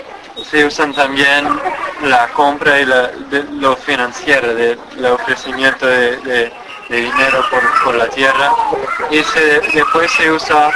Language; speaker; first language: Spanish; non-native, fluent; English